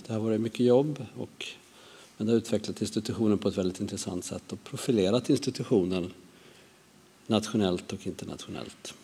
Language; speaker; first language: Swedish; native; Swedish